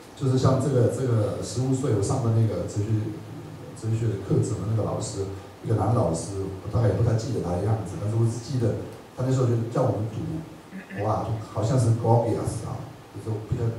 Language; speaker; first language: Chinese; non-native, fluent; German